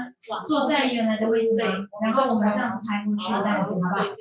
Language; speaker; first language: Chinese; native; Chinese